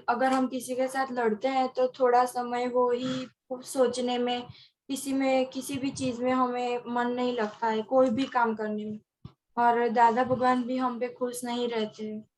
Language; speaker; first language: Hindi; non-native, local second language; Gujarati